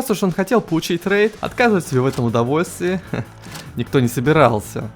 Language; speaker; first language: Russian; native; Russian